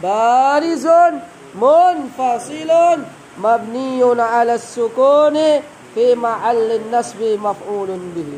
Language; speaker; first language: Arabic; non-native, fluent; Indonesian